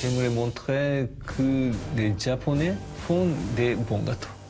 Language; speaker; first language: French; non-native, learner; Japanese